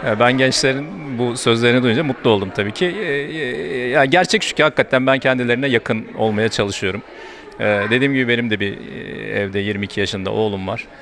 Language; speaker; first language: Turkish; native; Turkish